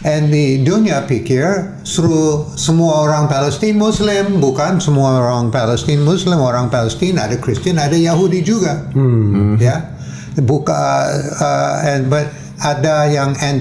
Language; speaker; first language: Indonesian; non-native, fluent; English